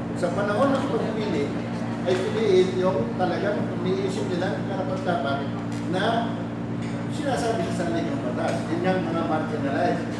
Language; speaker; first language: Filipino; native; Filipino